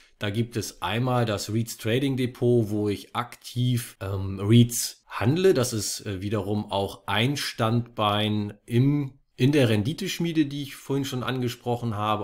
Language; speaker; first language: German; native; German